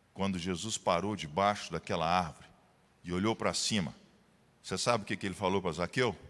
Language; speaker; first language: Portuguese; native; Portuguese